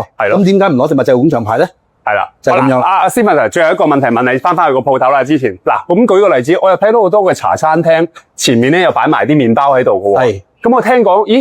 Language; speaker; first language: Cantonese; native; Cantonese